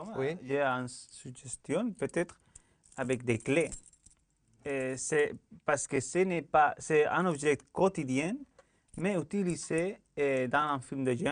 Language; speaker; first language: French; non-native, learner; Spanish